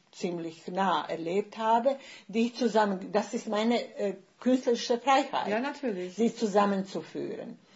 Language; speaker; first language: German; non-native, fluent; Bosnian